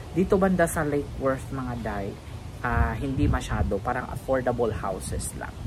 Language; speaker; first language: Filipino; non-native, local second language; Cebuano